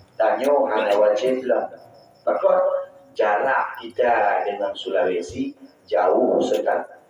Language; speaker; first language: Malay; non-native, local second language; Achinese